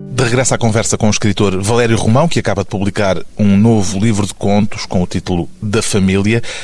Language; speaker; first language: Portuguese; native; Portuguese